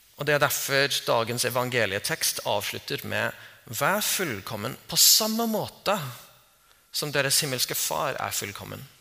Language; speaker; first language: Norwegian; non-native, fluent; English